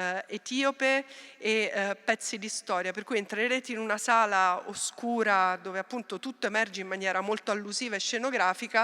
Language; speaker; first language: Italian; native; Italian